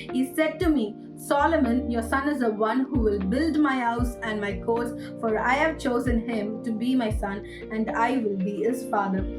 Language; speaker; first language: English; non-native, local second language; Tamil